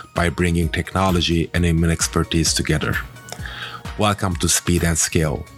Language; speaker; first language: English; non-native, fluent; Turkish